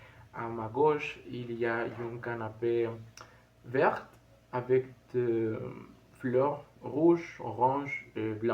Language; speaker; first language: French; non-native, learner; Spanish